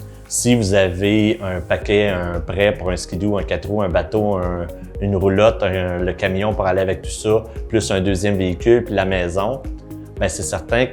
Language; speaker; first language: French; native; French